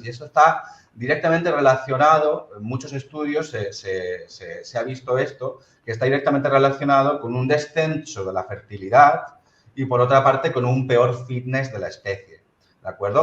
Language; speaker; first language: Spanish; native; Spanish